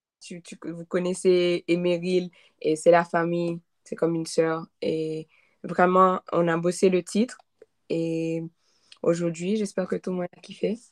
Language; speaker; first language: French; non-native, local second language; Haitian Creole